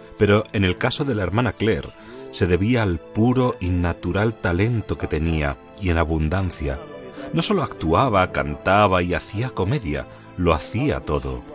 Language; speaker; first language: Spanish; non-native, fluent; English